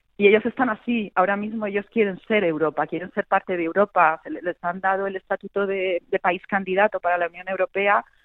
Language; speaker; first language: Spanish; native; Spanish